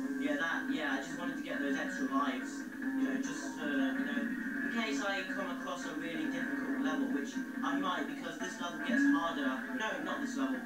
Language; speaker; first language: English; native; English